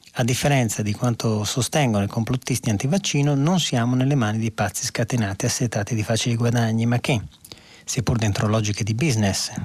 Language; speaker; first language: Italian; native; Italian